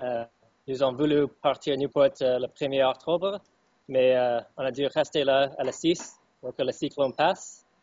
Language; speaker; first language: French; non-native, fluent; English